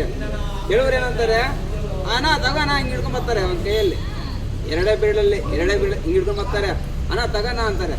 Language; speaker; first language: Kannada; native; Kannada